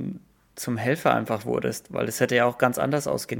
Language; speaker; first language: German; native; German